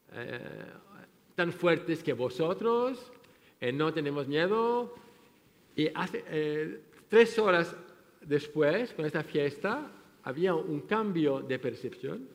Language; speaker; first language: Spanish; non-native, fluent; French